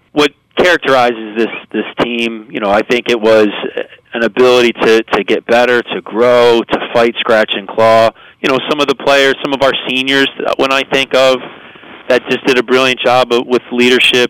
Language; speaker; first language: English; native; English